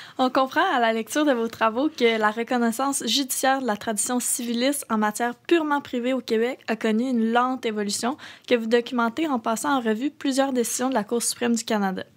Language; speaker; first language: French; native; French